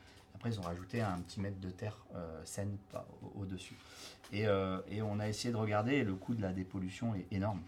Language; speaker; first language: French; native; French